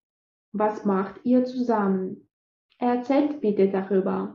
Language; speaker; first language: German; non-native, fluent; Russian